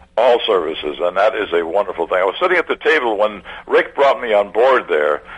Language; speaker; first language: English; early bilingual, other home language; German